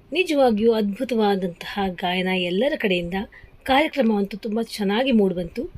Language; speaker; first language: Kannada; non-native, local second language; Marathi